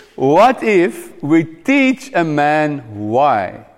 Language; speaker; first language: English; non-native, local second language; Afrikaans